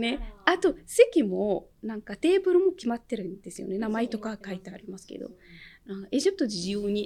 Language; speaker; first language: Japanese; non-native, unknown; Arabic